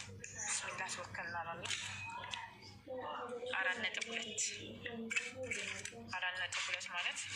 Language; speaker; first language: Arabic; non-native, learner; Amharic